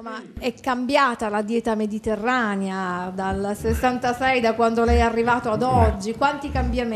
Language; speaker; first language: Italian; native; Italian